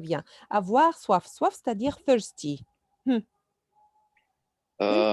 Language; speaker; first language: French; non-native, fluent; Arabic